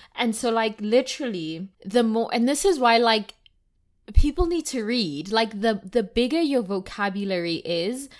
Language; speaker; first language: English; non-native, local second language; Tswana